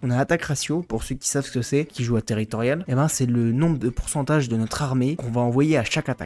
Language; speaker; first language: French; native; French